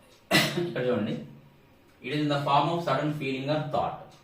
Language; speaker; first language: English; non-native, local second language; Telugu